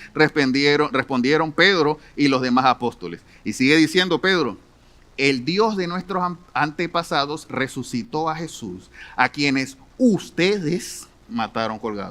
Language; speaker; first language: Spanish; native; Spanish